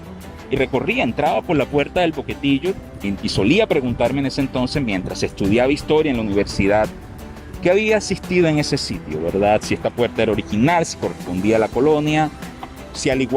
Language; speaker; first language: Spanish; native; Spanish